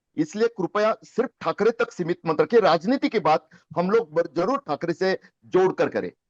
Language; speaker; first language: Hindi; non-native, local second language; Marathi